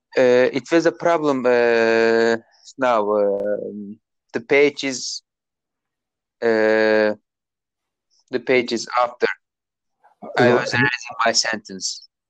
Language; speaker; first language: English; non-native, learner; Turkish